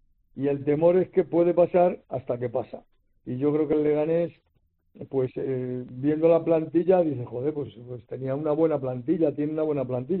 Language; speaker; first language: Spanish; native; Spanish